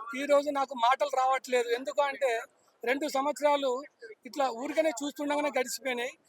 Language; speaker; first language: Telugu; native; Telugu